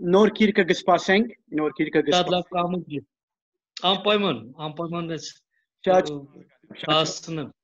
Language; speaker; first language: Armenian; early bilingual, heritage; Armenian